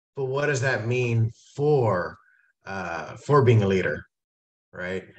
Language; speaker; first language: English; native; English